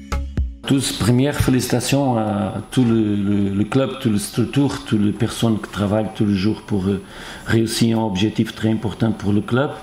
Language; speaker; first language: French; non-native, fluent; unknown